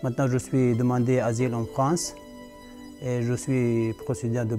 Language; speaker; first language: French; non-native, learner; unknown